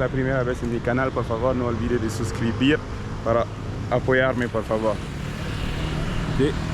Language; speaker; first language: Spanish; non-native, learner; French